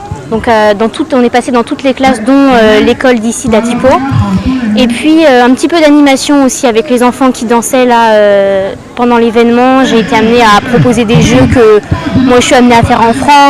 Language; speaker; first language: French; native; French